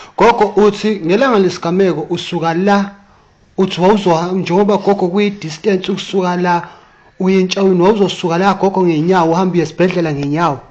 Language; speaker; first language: Zulu; native; Zulu